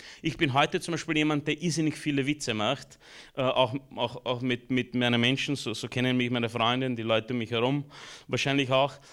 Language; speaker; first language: German; early bilingual, other home language; Romanian